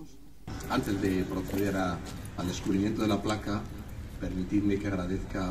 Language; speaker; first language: Spanish; native; Spanish